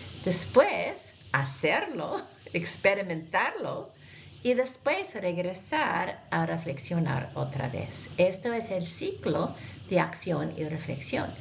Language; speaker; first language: Spanish; non-native, fluent; English